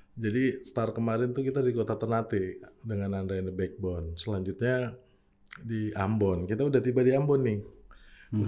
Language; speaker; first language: Indonesian; native; Indonesian